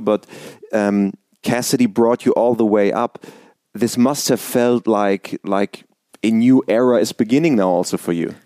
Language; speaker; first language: English; non-native, fluent; German